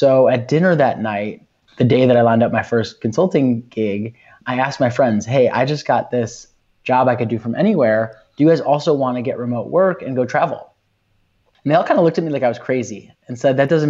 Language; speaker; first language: English; native; English